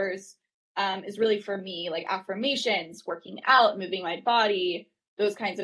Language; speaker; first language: English; native; English